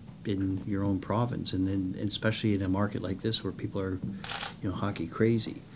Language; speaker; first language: English; native; English